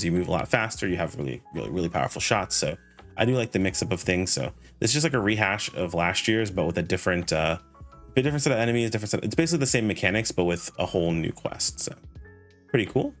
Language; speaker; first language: English; native; English